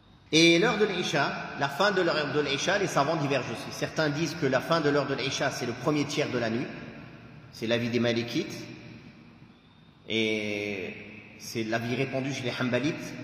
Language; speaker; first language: French; native; French